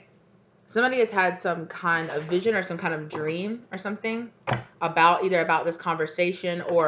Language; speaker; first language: English; native; English